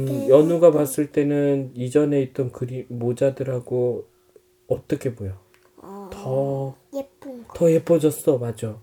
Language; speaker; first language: Korean; native; Korean